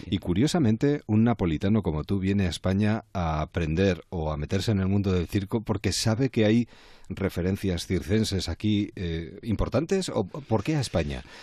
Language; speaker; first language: Spanish; native; Spanish